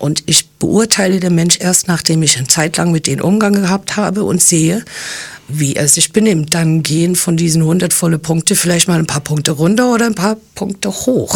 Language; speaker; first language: German; early bilingual, other home language; English